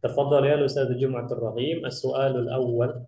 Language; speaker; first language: Arabic; non-native, fluent; Indonesian